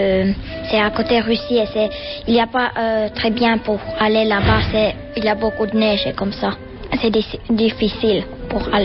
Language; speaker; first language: French; non-native, learner; Finnish